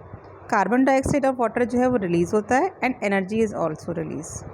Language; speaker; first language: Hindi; native; Hindi